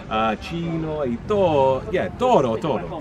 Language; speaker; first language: Spanish; non-native, learner; English